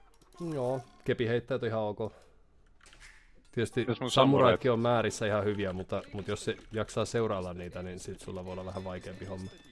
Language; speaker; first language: Finnish; native; Finnish